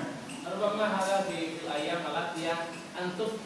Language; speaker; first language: Arabic; non-native, learner; Indonesian